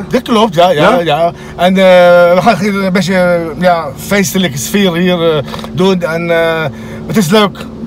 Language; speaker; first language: Dutch; non-native, learner; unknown